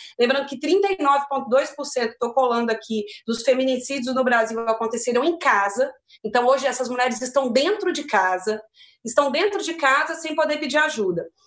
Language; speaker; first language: Portuguese; native; Portuguese